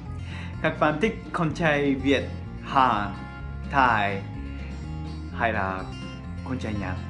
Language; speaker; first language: Vietnamese; non-native, fluent; Japanese